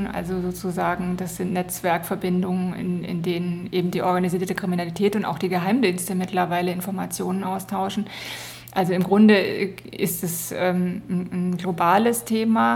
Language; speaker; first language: German; native; German